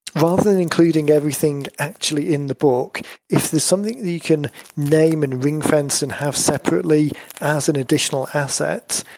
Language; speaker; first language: English; native; English